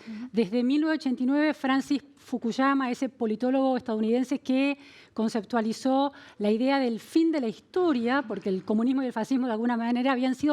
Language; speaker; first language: Spanish; native; Spanish